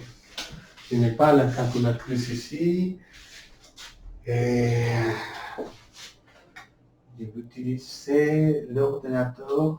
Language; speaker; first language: French; non-native, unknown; Spanish